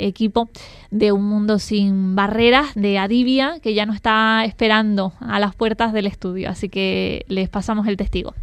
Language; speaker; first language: Spanish; native; Spanish